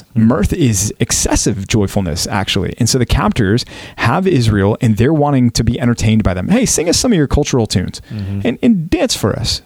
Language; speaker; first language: English; native; English